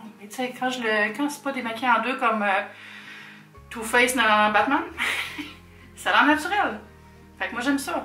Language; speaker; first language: French; native; French